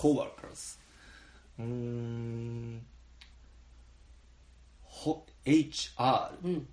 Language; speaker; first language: English; non-native, learner; Japanese